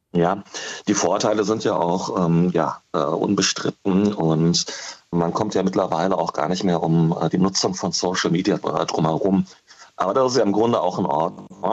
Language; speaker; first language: German; native; German